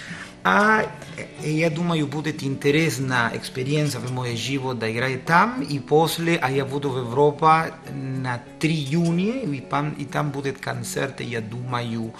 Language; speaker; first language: Russian; non-native, learner; Spanish